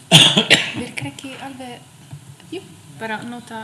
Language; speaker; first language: Icelandic; non-native, fluent; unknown